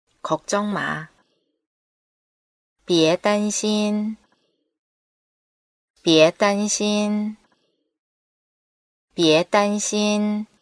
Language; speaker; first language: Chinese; non-native, fluent; Korean